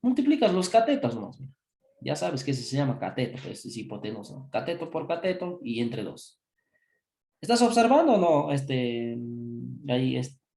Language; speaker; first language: Spanish; native; Spanish